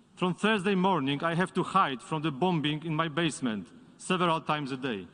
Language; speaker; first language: English; non-native, fluent; Polish